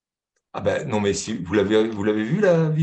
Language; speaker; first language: French; native; French